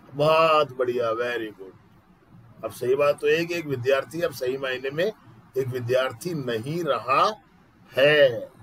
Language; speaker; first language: Hindi; native; Hindi